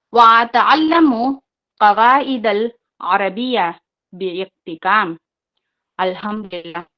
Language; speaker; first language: Arabic; non-native, learner; Tamil